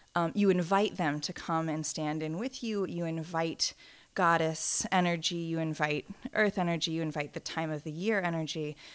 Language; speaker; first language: English; native; English